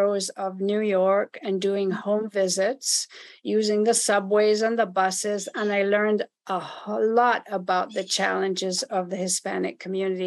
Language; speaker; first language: English; non-native, fluent; Spanish